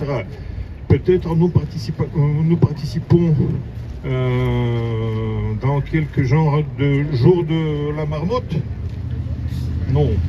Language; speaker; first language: French; non-native, learner; Russian